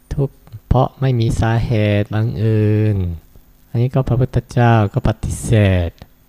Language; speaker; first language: Thai; non-native, fluent; Japanese